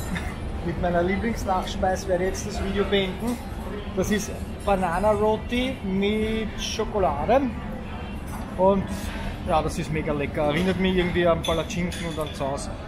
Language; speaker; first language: German; native; German